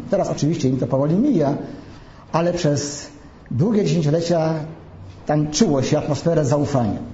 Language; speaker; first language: Polish; native; Polish